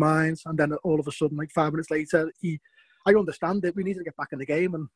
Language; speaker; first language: English; native; English